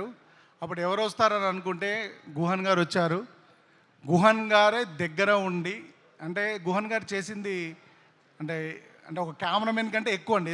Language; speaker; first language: Telugu; native; Telugu